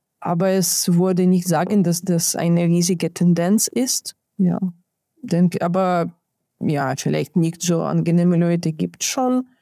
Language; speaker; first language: German; non-native, fluent; Ukrainian